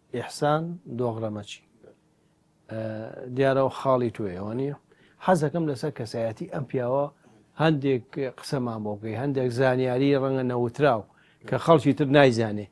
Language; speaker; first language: Central Kurdish; native; Central Kurdish